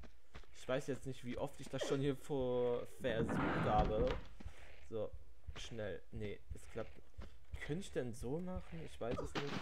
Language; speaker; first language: German; native; German